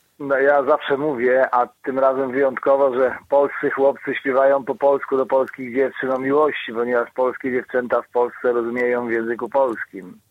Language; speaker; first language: Polish; native; Polish